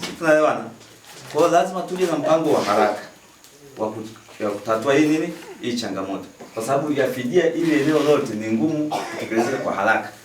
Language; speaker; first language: Swahili; native; Swahili